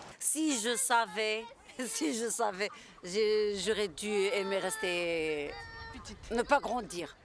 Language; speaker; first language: French; non-native, local second language; Arabic